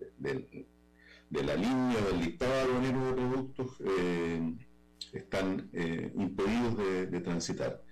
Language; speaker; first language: Spanish; native; Spanish